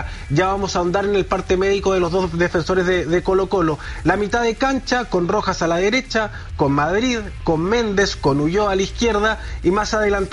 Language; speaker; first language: Spanish; native; Spanish